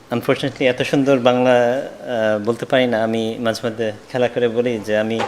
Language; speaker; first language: Bangla; early bilingual, heritage; Bangla